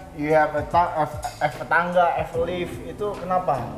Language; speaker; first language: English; non-native, learner; Indonesian